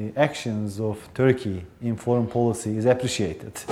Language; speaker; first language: English; non-native, fluent; Turkish